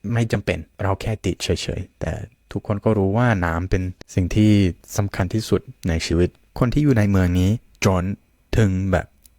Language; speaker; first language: Thai; native; Thai